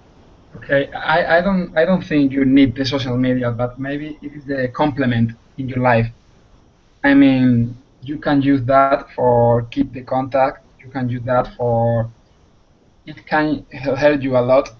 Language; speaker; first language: English; non-native, learner; Spanish